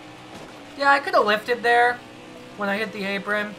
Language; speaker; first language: English; native; English